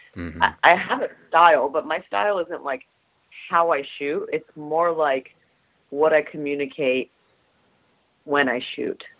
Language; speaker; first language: English; early bilingual, other home language; Polish